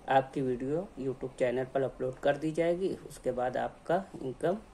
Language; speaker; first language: Hindi; native; Hindi